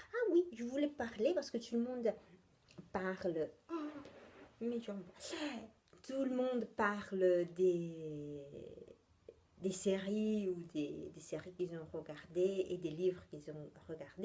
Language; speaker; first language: French; non-native, fluent; Italian